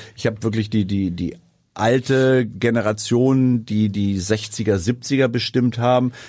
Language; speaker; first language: German; native; German